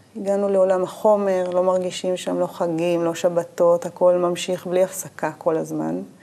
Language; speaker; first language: Hebrew; native; Hebrew